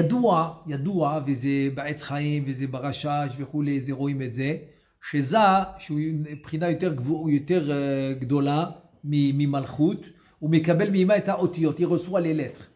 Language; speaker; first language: Hebrew; non-native, fluent; French